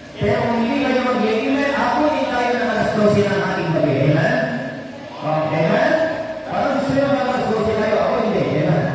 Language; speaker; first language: Filipino; non-native, local second language; Iloko